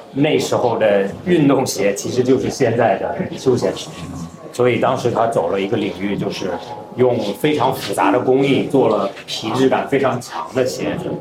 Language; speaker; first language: Chinese; early bilingual, heritage; Chinese